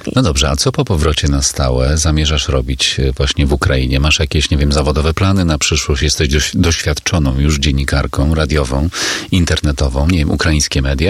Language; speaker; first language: Polish; native; Polish